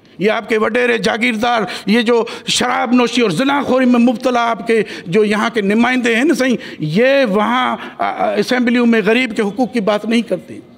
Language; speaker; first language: Urdu; non-native, local second language; Sindhi